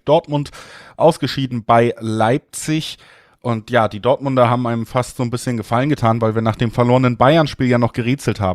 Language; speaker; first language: German; native; German